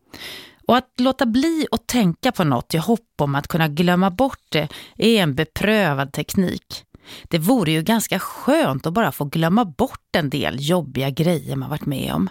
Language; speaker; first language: Swedish; native; Swedish